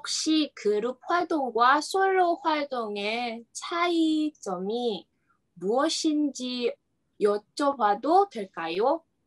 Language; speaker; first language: Korean; non-native, learner; Indonesian